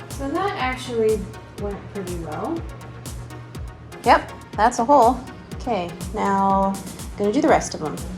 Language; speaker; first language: English; native; English